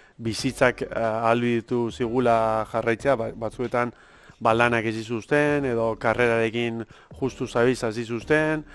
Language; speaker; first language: Basque; native; Basque